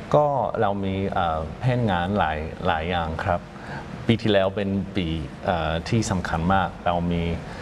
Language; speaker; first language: Thai; non-native, fluent; English